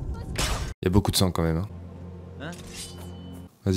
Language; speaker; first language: French; native; French